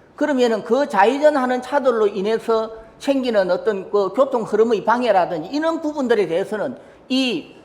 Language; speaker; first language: Korean; native; Korean